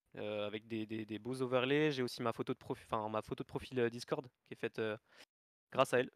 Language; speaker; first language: French; native; French